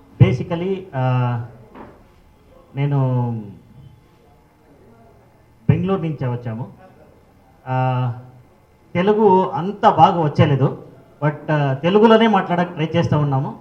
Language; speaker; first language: Telugu; non-native, learner; Kannada